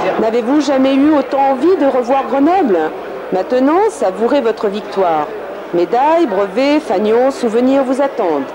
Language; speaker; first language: French; native; French